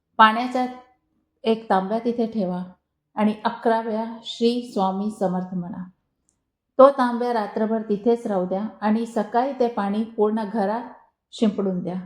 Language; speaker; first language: Marathi; non-native, local second language; Hindi